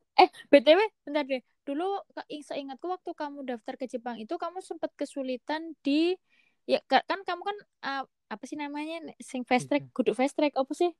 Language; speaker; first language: Indonesian; native; Indonesian